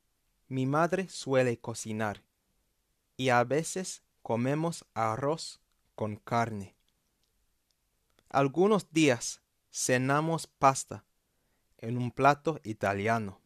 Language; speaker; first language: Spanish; non-native, fluent; English